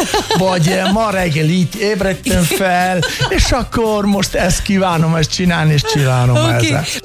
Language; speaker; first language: Hungarian; non-native, learner; Italian